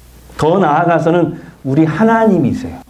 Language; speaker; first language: Korean; native; Korean